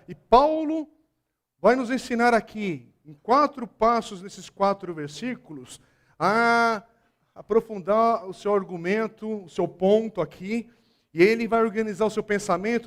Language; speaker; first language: Portuguese; native; Portuguese